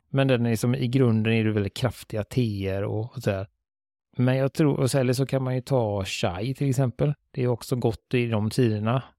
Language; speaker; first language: Swedish; native; Swedish